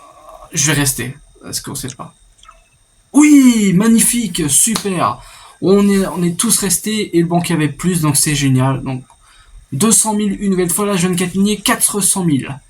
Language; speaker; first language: French; native; French